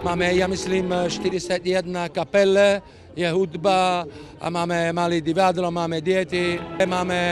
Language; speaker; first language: Czech; non-native, learner; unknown